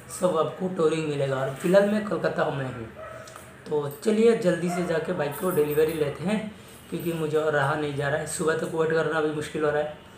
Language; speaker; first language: Hindi; non-native, local second language; Assamese